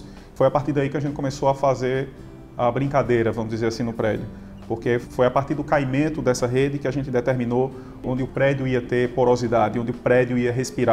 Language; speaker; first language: Portuguese; native; Portuguese